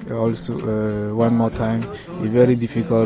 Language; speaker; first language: English; non-native, learner; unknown